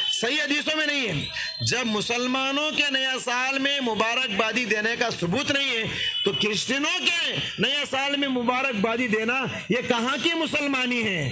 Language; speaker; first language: Urdu; native; Urdu